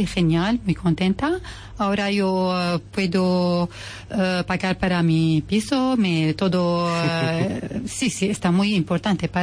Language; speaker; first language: Spanish; non-native, learner; Arabic